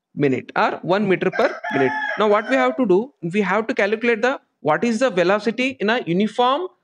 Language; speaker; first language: English; non-native, local second language; Kannada